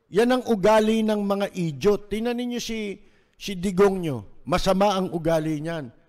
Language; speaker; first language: Filipino; native; Filipino